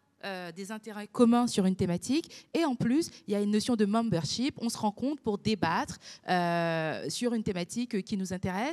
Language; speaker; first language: French; native; French